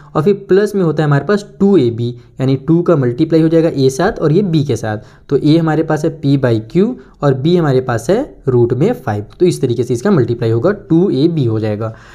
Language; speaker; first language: Hindi; native; Hindi